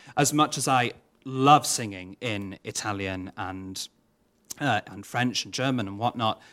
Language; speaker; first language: English; non-native, local second language; Welsh